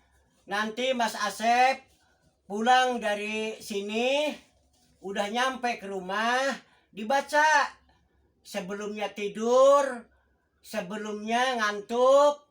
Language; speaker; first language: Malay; non-native, local second language; Javanese